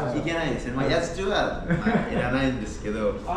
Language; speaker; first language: Japanese; non-native, fluent; Nepali